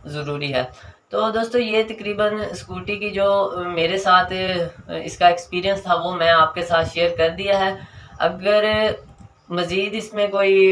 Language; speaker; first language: Urdu; native; Urdu